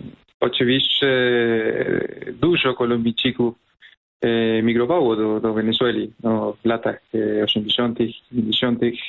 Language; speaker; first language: Polish; non-native, fluent; Spanish